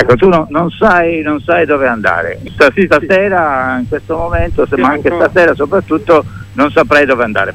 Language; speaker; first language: Italian; native; Italian